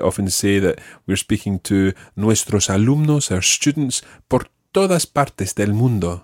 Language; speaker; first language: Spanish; non-native, fluent; English